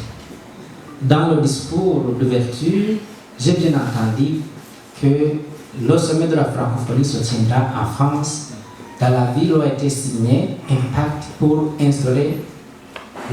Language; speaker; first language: French; non-native, local second language; Rundi